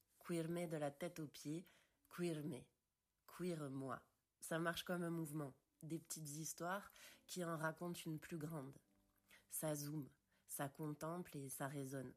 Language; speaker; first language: French; native; French